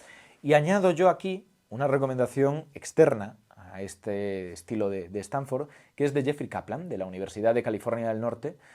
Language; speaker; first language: Spanish; native; Spanish